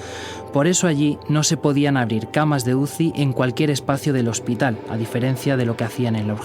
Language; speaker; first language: Spanish; native; Spanish